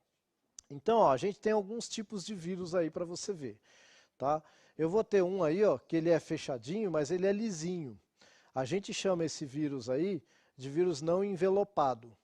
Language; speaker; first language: Portuguese; native; Portuguese